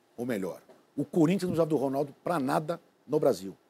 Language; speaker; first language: Portuguese; native; Portuguese